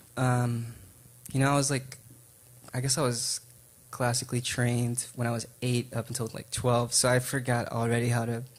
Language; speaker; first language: English; native; English